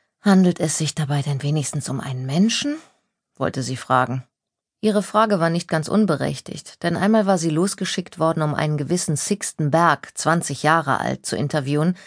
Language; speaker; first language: German; native; German